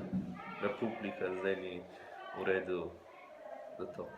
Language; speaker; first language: Slovenian; early bilingual, other home language; Persian